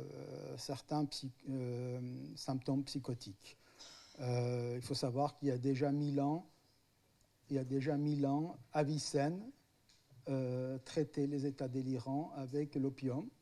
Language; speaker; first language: French; native; French